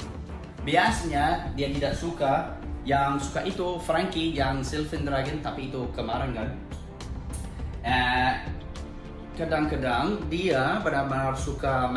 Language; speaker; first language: Indonesian; non-native, learner; English